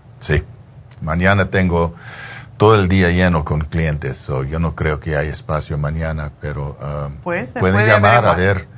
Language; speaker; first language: Spanish; early bilingual, heritage; English